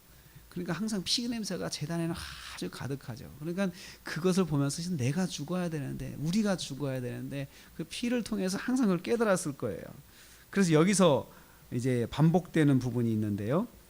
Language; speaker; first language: Korean; native; Korean